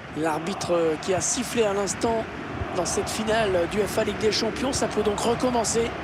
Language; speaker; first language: French; native; French